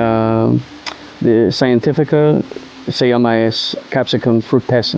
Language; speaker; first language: Spanish; non-native, learner; English